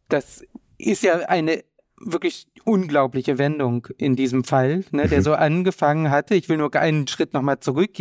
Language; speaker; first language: German; native; German